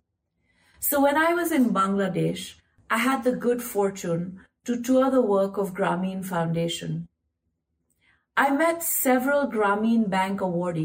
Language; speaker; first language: English; non-native, local second language; Hindi